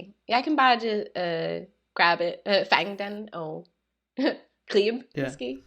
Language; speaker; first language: Danish; non-native, fluent; English